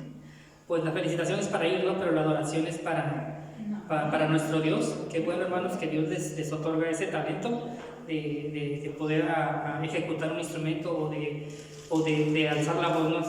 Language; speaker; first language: Spanish; native; Spanish